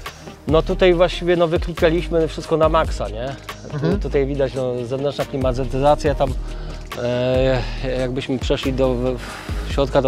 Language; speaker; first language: Polish; native; Polish